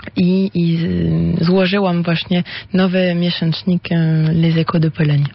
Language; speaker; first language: Polish; non-native, fluent; French